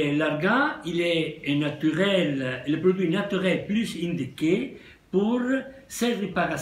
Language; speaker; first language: French; non-native, fluent; Italian